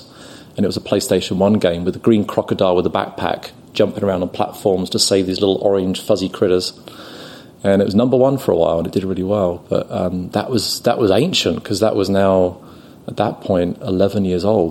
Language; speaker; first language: English; native; English